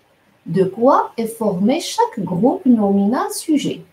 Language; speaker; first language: French; non-native, local second language; Arabic